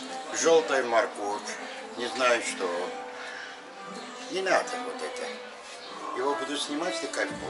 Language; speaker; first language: Russian; non-native, local second language; Azerbaijani